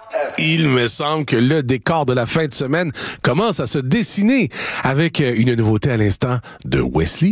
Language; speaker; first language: French; native; French